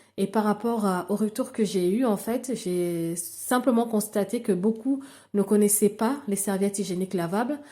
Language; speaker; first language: French; non-native, local second language; Lingala